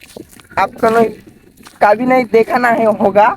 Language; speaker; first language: Hindi; non-native, learner; Bangla